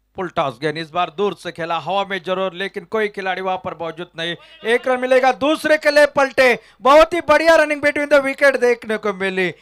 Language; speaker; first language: Hindi; non-native, local second language; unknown